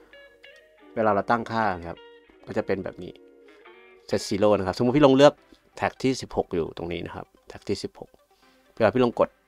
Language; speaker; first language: Thai; native; Thai